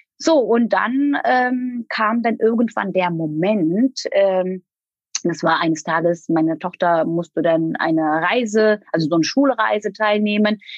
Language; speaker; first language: German; non-native, fluent; Turkish